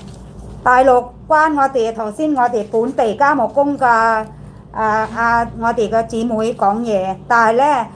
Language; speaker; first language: Cantonese; non-native, learner; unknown